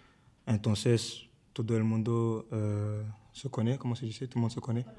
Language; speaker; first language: Spanish; non-native, learner; French